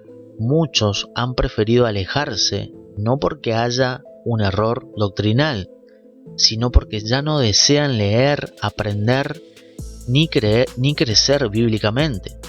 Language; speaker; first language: Spanish; native; Spanish